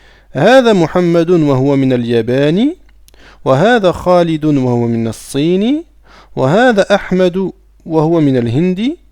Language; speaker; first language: Arabic; non-native, fluent; French